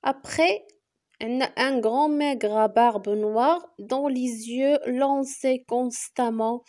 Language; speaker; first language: French; non-native, local second language; Arabic